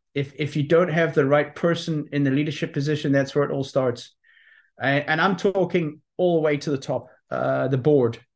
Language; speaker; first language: English; native; English